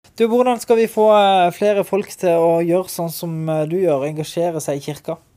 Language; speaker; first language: Norwegian; native; Norwegian